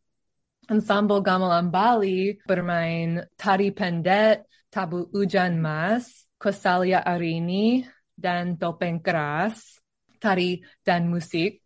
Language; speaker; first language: Indonesian; non-native, learner; English